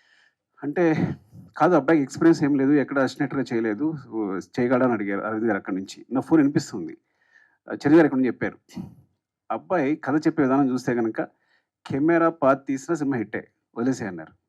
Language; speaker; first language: Telugu; native; Telugu